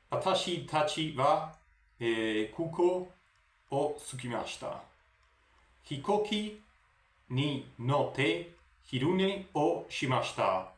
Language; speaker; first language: Japanese; non-native, learner; Spanish